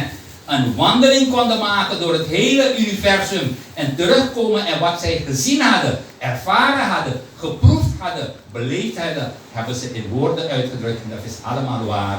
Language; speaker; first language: Dutch; non-native, local second language; Hindi